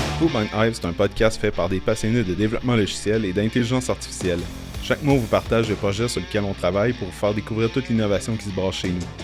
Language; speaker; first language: French; native; French